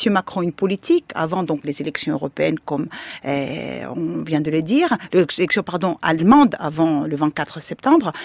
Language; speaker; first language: French; non-native, fluent; Greek